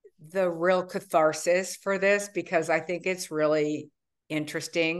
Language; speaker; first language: English; native; English